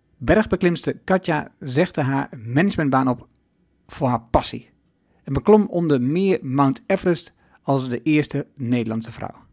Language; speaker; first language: Dutch; native; Dutch